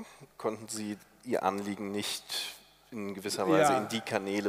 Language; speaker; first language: German; native; German